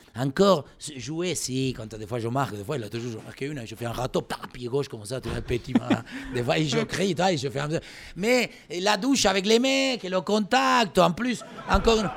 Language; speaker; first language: French; non-native, fluent; Spanish